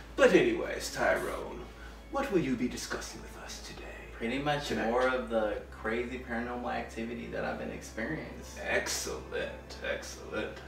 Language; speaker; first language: English; native; English